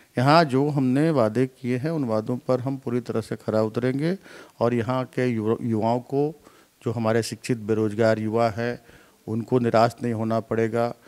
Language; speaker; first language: Hindi; native; Hindi